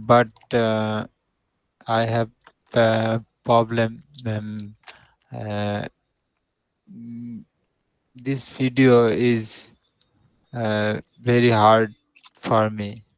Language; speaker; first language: English; non-native, learner; Bangla